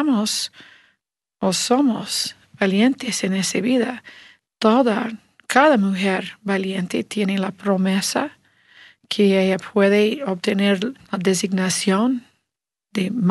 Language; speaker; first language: Spanish; non-native, learner; English